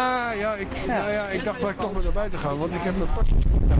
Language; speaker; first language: Dutch; native; Dutch